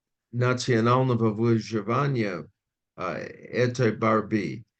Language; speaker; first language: Russian; non-native, fluent; English